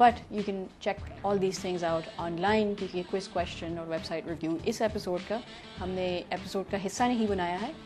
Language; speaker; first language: Urdu; native; Urdu